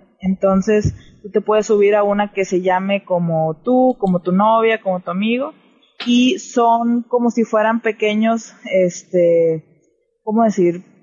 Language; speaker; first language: Spanish; native; Spanish